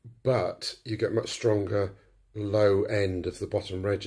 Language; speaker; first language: English; native; English